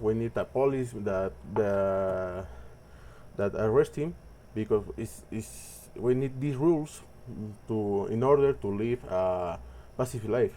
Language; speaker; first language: English; non-native, learner; Spanish